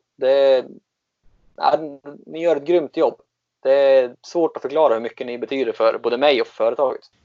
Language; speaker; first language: Swedish; native; Swedish